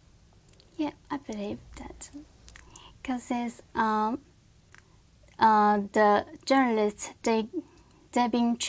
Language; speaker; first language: English; non-native, learner; Korean